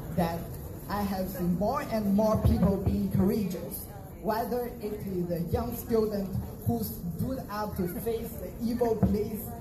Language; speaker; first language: English; non-native, fluent; Chinese